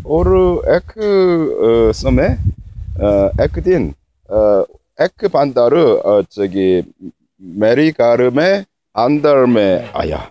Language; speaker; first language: Hindi; non-native, learner; Korean